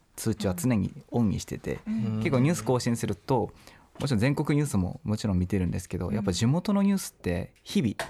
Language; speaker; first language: Japanese; native; Japanese